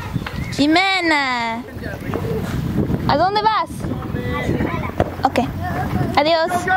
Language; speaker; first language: Spanish; non-native, learner; English